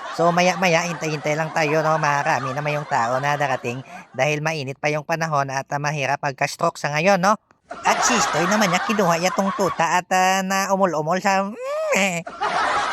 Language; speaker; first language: Filipino; non-native, local second language; Hiligaynon